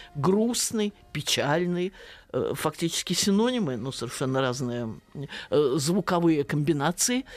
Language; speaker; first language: Russian; native; Russian